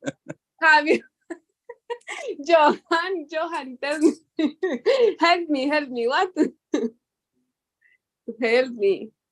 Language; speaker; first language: English; non-native, learner; Spanish